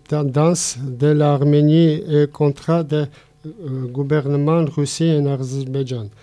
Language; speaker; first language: French; non-native, learner; Armenian